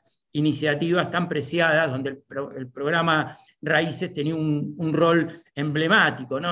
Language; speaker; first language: Spanish; native; Spanish